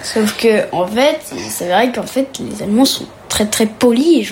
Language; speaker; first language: French; early bilingual, heritage; French